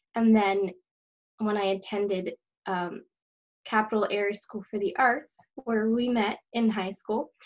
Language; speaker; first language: English; native; English